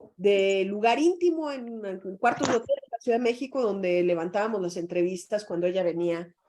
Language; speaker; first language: Spanish; native; Spanish